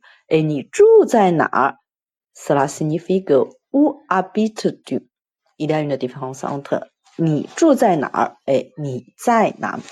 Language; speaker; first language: French; non-native, fluent; Chinese